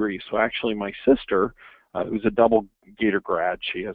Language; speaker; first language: English; native; English